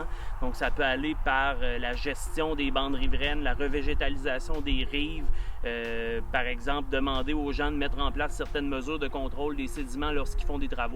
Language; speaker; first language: French; native; French